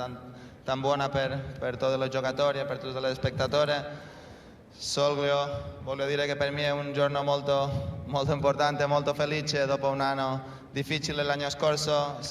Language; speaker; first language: Italian; non-native, fluent; Spanish